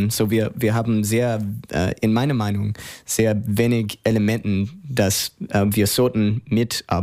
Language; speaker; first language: German; non-native, learner; English